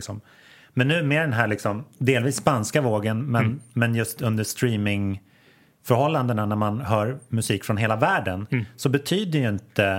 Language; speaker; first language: Swedish; native; Swedish